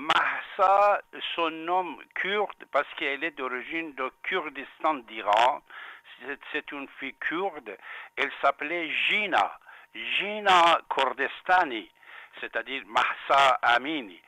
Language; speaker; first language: French; non-native, fluent; Persian